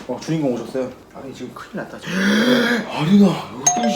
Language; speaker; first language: Korean; native; Korean